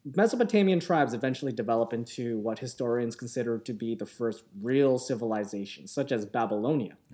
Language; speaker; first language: English; native; English